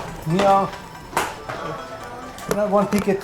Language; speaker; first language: English; non-native, learner; Persian